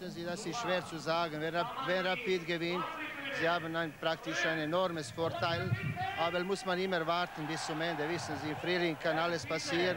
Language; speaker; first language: German; non-native, fluent; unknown